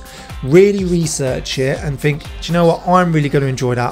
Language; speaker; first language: English; native; English